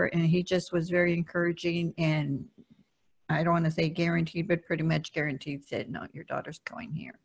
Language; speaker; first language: English; early bilingual, other home language; Spanish